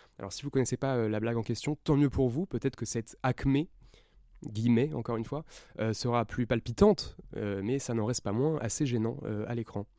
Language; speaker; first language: French; native; French